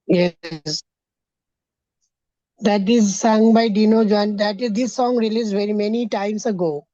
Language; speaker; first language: English; non-native, fluent; Bangla